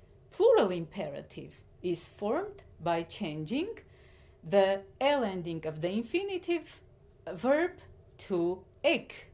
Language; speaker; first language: English; non-native, fluent; Armenian